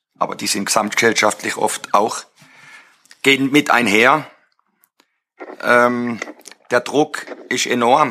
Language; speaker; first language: German; non-native, fluent; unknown